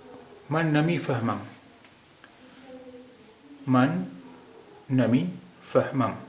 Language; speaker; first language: Persian; non-native, fluent; Urdu